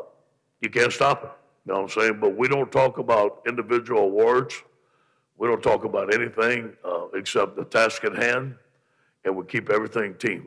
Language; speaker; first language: English; native; English